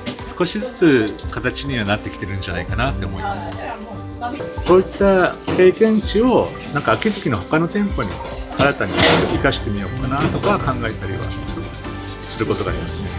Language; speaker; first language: Japanese; native; Japanese